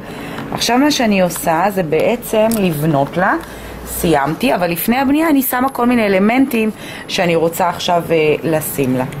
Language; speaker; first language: Hebrew; native; Hebrew